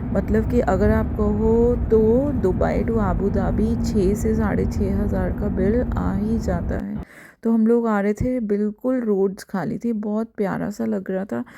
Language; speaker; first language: Hindi; native; Hindi